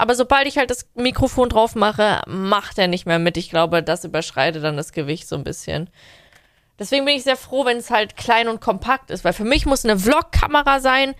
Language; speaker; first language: German; native; German